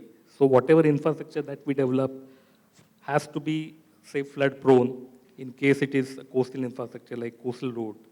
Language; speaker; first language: English; non-native, local second language; Marathi